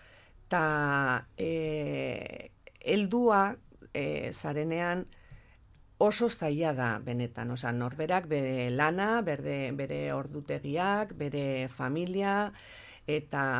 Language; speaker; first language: Basque; non-native, local second language; Spanish